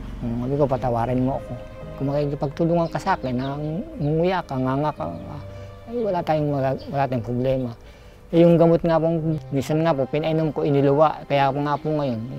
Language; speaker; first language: Filipino; native; Filipino